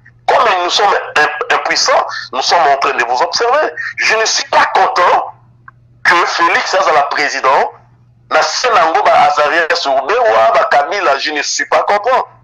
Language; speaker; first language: French; non-native, local second language; Lingala